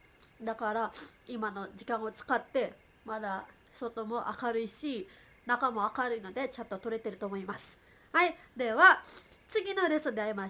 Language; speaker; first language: Japanese; non-native, fluent; Filipino